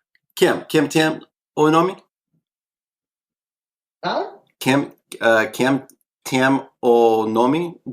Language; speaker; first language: Portuguese; non-native, learner; English